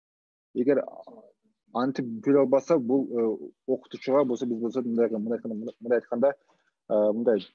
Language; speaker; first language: Kyrgyz; non-native, local second language; Russian